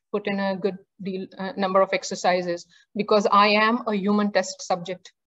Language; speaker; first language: English; non-native, local second language; Marathi